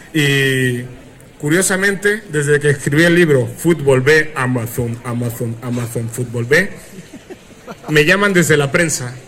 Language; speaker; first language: Spanish; early bilingual, other home language; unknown